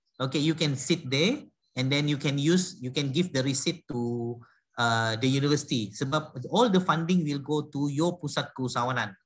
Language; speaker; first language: English; non-native, local second language; Malay